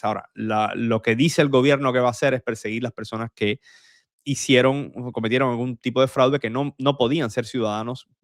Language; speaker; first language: Spanish; native; Spanish